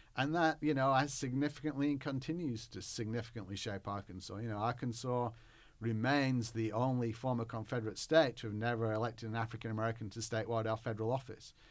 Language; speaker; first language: English; native; English